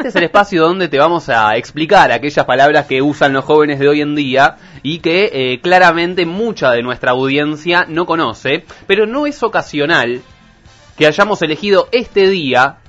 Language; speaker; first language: Spanish; native; Spanish